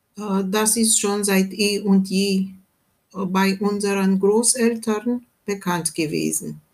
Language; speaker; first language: German; non-native, fluent; Romanian